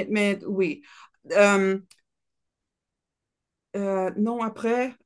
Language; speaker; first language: French; non-native, learner; Portuguese